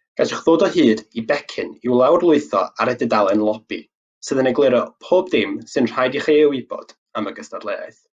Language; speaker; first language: Welsh; native; Welsh